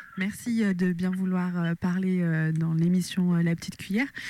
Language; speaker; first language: French; native; French